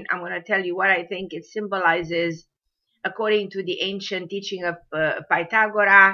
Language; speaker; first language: English; non-native, fluent; Romanian